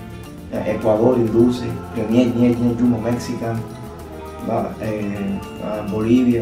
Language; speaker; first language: Russian; non-native, learner; Spanish